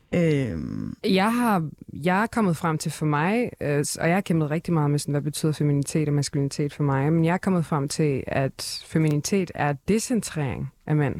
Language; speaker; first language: Danish; early bilingual, other home language; Kurdish